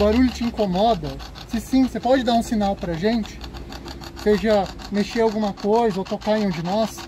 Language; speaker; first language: Portuguese; native; Portuguese